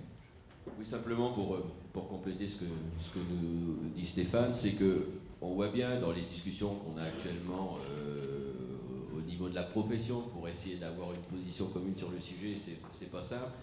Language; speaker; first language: French; native; French